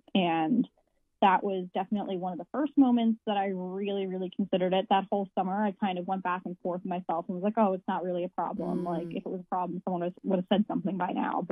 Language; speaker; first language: English; native; English